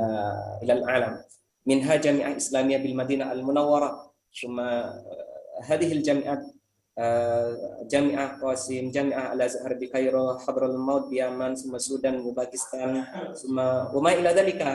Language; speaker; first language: Arabic; non-native, fluent; Indonesian